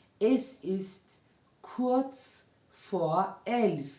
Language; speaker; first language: German; non-native, fluent; Turkish